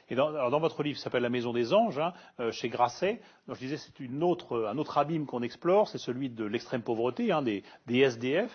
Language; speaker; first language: French; native; French